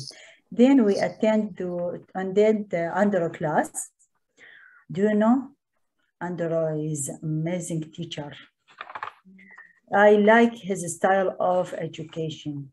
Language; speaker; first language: English; non-native, learner; Arabic